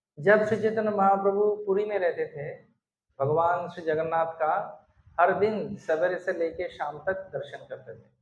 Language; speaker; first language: Hindi; non-native, local second language; Bangla